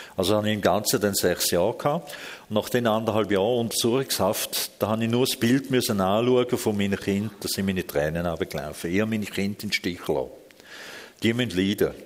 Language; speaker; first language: German; early bilingual, other home language; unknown